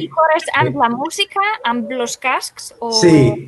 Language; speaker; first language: Catalan; non-native, learner; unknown